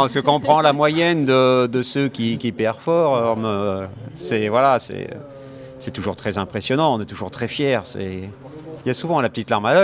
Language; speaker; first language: French; native; French